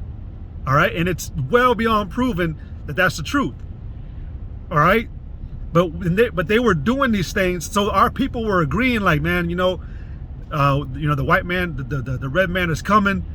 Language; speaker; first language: English; native; English